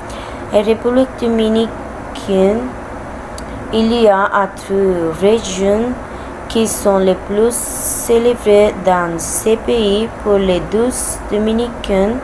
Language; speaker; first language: French; non-native, learner; Spanish